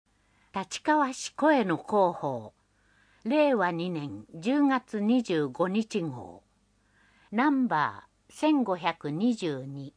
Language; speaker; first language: Japanese; native; Japanese